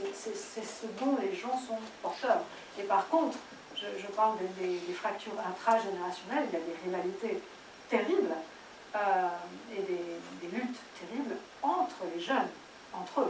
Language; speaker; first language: French; native; French